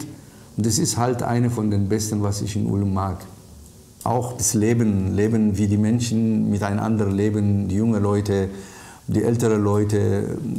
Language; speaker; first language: German; non-native, fluent; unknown